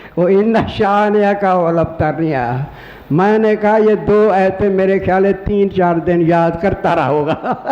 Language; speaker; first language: Urdu; non-native, local second language; Saraiki